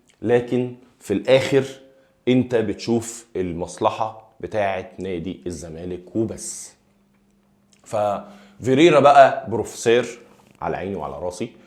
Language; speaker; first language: Arabic; native; Arabic